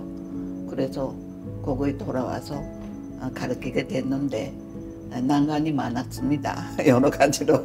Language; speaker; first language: Korean; early bilingual, heritage; Korean